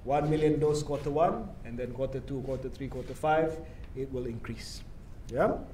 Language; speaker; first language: English; non-native, local second language; Malay